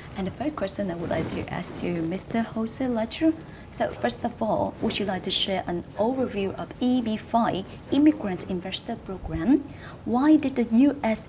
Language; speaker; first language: English; non-native, fluent; Vietnamese